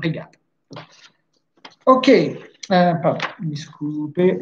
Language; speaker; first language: Portuguese; non-native, fluent; French